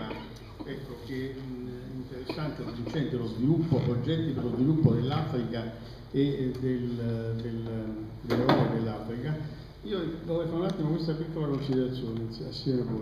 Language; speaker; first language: Italian; native; Italian